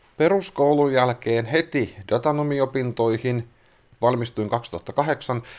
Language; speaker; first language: Finnish; native; Finnish